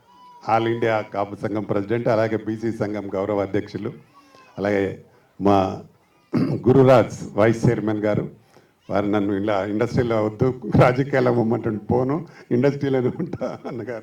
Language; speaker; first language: Telugu; native; Telugu